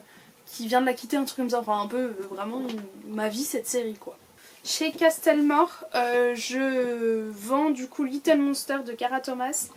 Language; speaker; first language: French; native; French